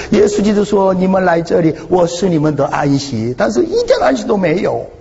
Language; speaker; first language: Chinese; non-native, fluent; Korean